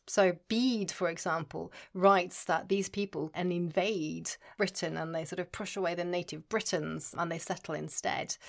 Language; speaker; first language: English; non-native, fluent; Norwegian